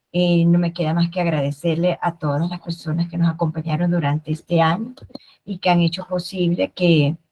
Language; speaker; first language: Spanish; native; Spanish